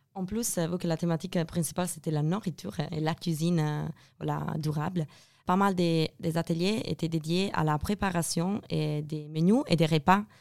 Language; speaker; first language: French; non-native, fluent; Italian